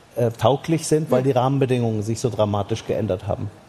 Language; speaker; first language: German; native; German